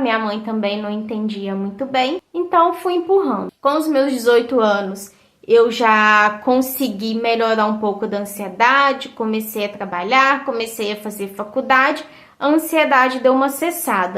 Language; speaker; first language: Portuguese; native; Portuguese